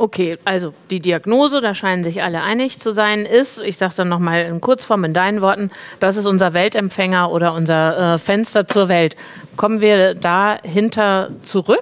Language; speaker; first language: German; native; German